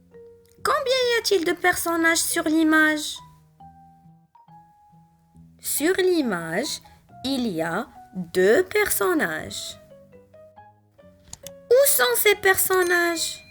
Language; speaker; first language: French; non-native, local second language; Arabic